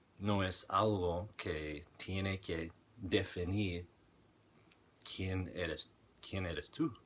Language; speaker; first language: Spanish; non-native, fluent; English